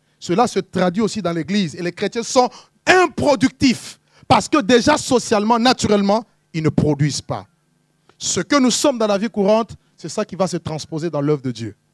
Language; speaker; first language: French; non-native, local second language; Lingala